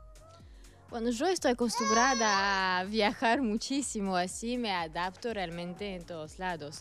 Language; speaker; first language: Spanish; non-native, learner; Russian